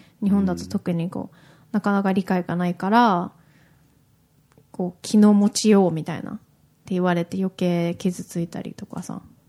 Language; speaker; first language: Japanese; native; Japanese